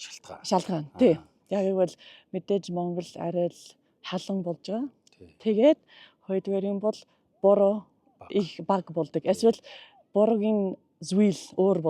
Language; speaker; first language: Mongolian; non-native, learner; English